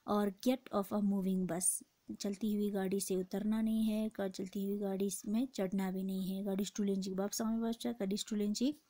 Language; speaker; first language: Hindi; non-native, local second language; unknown